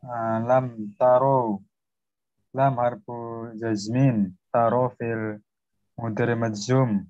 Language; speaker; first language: Arabic; non-native, learner; Indonesian